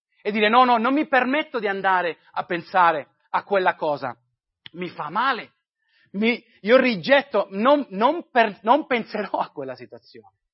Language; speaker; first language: Italian; non-native, fluent; English